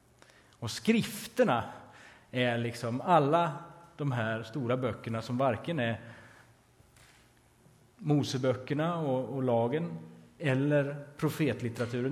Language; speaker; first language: Swedish; native; Swedish